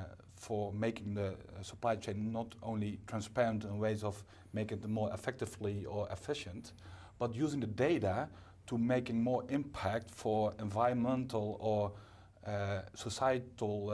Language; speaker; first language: English; non-native, fluent; Dutch